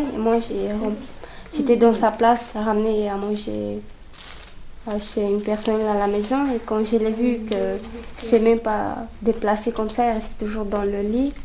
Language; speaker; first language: French; non-native, learner; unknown